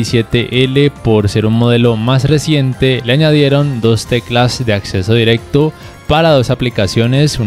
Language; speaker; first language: Spanish; native; Spanish